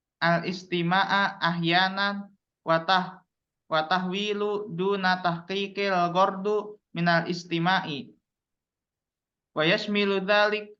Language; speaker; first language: Arabic; non-native, learner; Indonesian